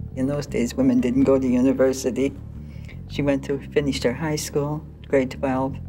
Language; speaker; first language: English; native; English